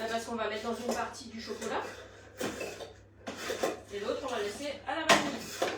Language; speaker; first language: French; native; French